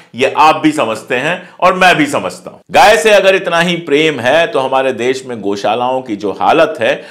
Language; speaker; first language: Hindi; native; Hindi